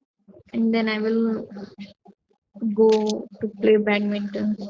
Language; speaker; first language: English; non-native, learner; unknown